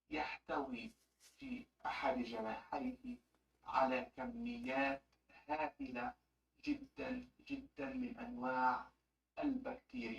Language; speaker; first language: Arabic; native; Arabic